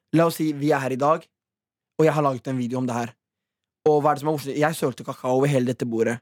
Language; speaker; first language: Norwegian; early bilingual, other home language; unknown